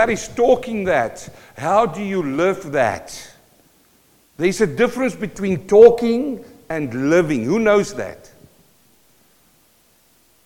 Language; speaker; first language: English; non-native, local second language; Afrikaans